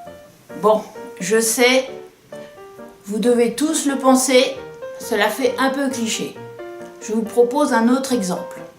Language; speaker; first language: French; native; French